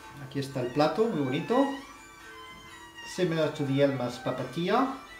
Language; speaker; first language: Spanish; native; Spanish